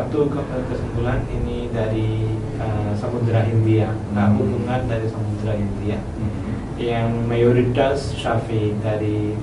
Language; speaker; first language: Indonesian; non-native, learner; Malayalam